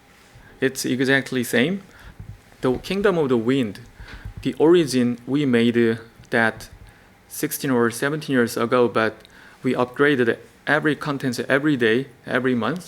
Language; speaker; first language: English; non-native, learner; Korean